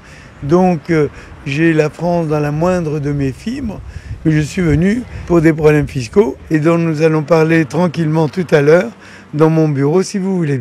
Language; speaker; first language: French; native; French